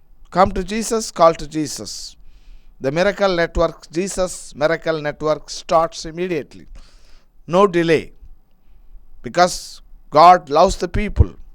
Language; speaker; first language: English; non-native, local second language; Telugu